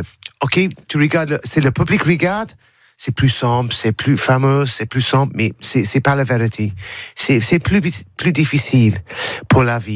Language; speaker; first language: French; non-native, learner; English